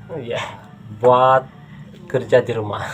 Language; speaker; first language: Indonesian; non-native, learner; Turkish